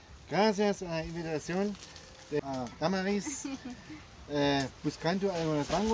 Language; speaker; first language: Spanish; non-native, learner; German